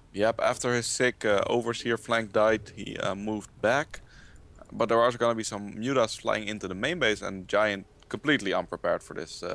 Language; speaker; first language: English; non-native, fluent; Dutch